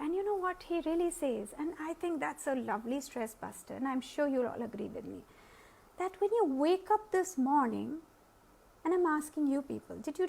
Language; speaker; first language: English; non-native, local second language; Hindi